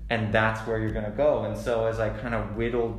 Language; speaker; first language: English; native; English